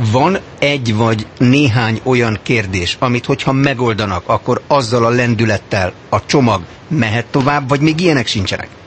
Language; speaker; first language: Hungarian; native; Hungarian